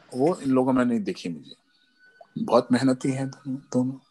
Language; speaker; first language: Hindi; early bilingual, other home language; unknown